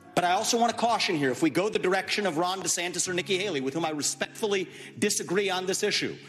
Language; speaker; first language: English; native; English